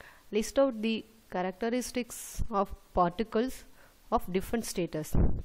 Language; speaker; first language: English; non-native, local second language; Tamil